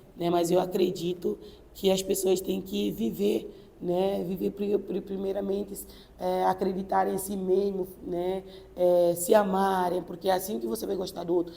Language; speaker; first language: Portuguese; non-native, local second language; Upper Guinea Crioulo